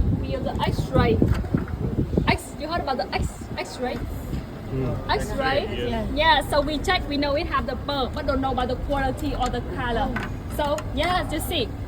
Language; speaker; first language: English; non-native, learner; Vietnamese